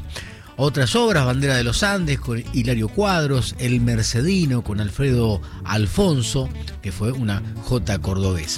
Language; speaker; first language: Spanish; native; Spanish